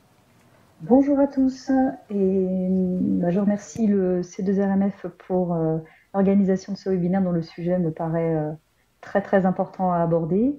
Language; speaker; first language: French; native; French